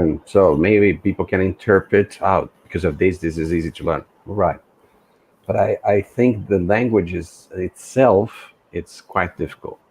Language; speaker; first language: English; non-native, fluent; Portuguese